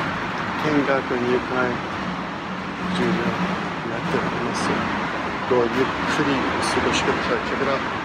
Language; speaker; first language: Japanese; non-native, fluent; English